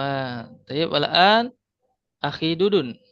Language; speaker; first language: Arabic; non-native, fluent; Indonesian